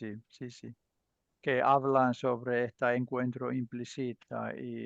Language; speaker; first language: Spanish; non-native, learner; Finnish